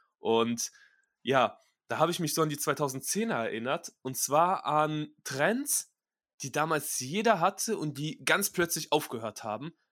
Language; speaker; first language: German; early bilingual, other home language; Russian